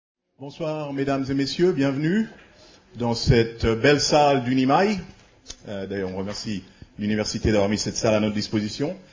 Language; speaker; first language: French; native; French